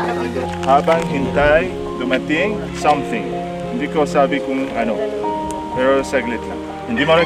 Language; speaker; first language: Filipino; non-native, learner; Arabic